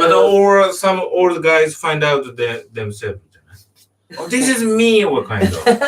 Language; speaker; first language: English; non-native, learner; Japanese